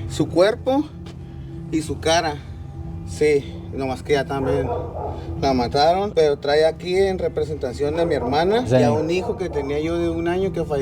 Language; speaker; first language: Spanish; native; Spanish